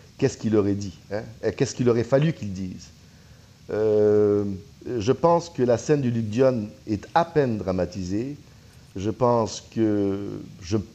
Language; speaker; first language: French; native; French